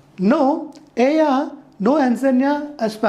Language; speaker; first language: Spanish; non-native, fluent; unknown